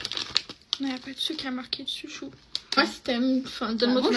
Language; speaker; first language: French; native; French